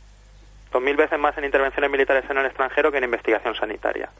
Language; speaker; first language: Spanish; native; Spanish